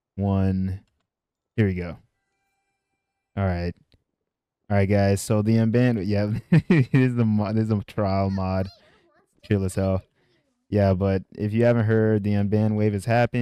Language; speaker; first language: English; native; English